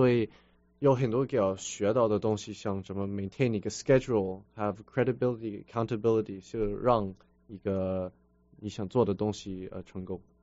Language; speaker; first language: Chinese; early bilingual, heritage; Chinese